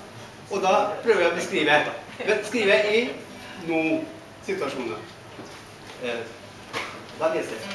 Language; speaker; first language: Norwegian; non-native, fluent; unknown